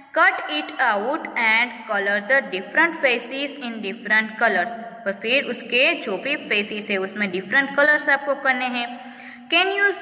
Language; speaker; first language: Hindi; non-native, local second language; Gujarati